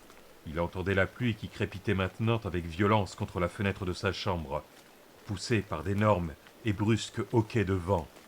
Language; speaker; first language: French; native; French